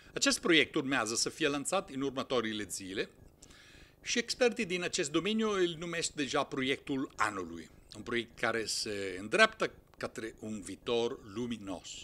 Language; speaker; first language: Romanian; non-native, fluent; Italian